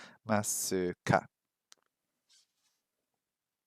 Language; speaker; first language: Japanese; non-native, learner; English